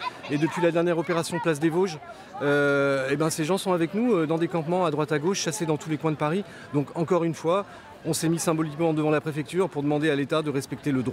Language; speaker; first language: French; native; French